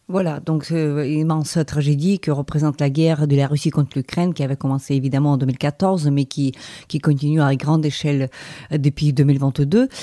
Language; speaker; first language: French; non-native, fluent; Ukrainian